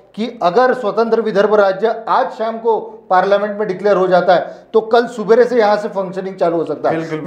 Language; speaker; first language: Hindi; non-native, local second language; Marathi